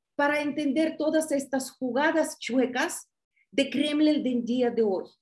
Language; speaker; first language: Spanish; non-native, fluent; Russian